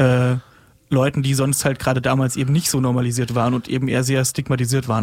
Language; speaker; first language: German; native; German